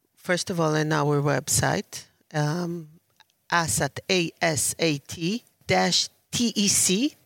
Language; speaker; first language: English; non-native, learner; Hebrew